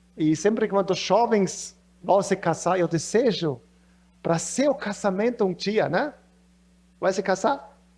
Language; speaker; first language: Portuguese; non-native, fluent; German